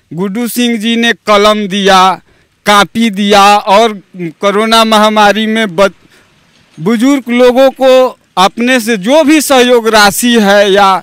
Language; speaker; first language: Hindi; native; Hindi